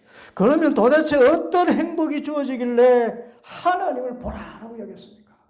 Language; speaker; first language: Korean; native; Korean